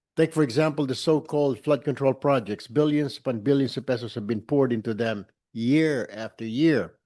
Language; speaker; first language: English; non-native, local second language; Filipino